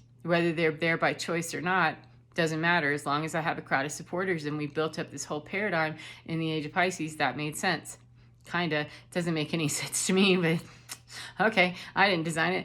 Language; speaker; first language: English; native; English